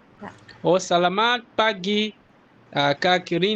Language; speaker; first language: Indonesian; non-native, learner; Nyanja